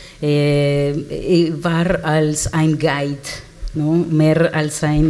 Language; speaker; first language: German; non-native, learner; Spanish